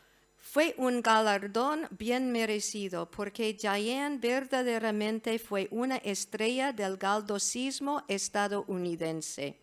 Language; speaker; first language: Spanish; non-native, fluent; English